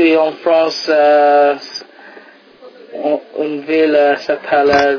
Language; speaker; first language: French; non-native, learner; English